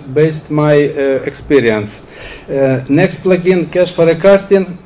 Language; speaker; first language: English; non-native, learner; Ukrainian